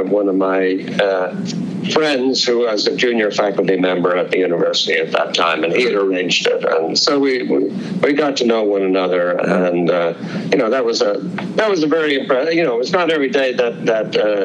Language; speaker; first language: English; native; English